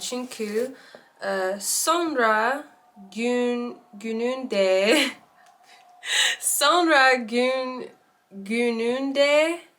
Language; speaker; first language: Turkish; non-native, learner; English